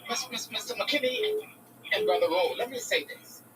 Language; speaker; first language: English; native; English